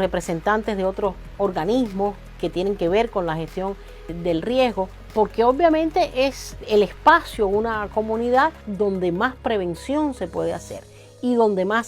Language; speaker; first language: Spanish; native; Spanish